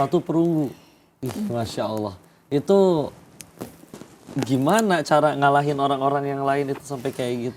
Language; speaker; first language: Indonesian; native; Indonesian